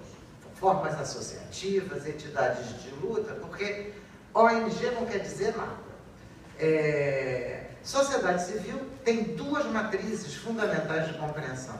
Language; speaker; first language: Portuguese; native; Portuguese